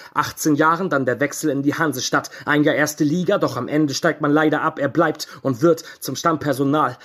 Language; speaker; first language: German; native; German